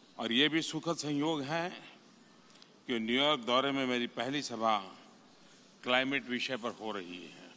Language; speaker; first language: Hindi; non-native, local second language; Gujarati